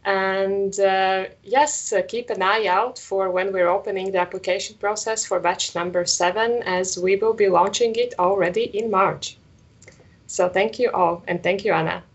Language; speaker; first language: English; non-native, fluent; Latvian